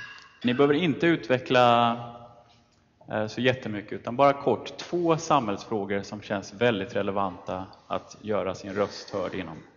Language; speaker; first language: Swedish; native; Swedish